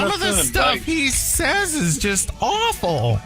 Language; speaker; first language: English; native; English